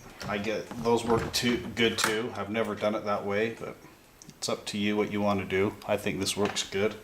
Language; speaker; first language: English; native; English